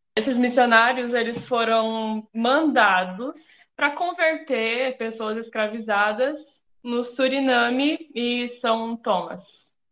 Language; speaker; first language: Portuguese; native; Portuguese